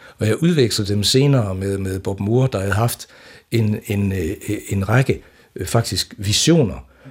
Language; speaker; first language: Danish; native; Danish